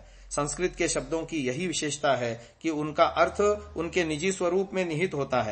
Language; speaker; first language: Hindi; native; Hindi